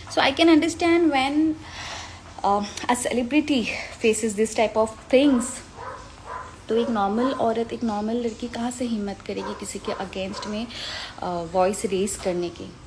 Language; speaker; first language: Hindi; non-native, local second language; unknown